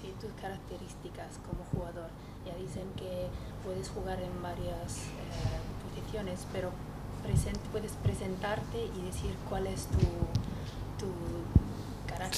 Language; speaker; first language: Spanish; non-native, fluent; Italian